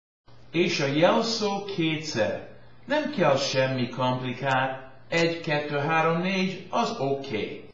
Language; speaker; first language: Hungarian; early bilingual, heritage; Hungarian